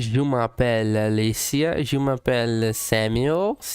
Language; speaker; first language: French; non-native, learner; English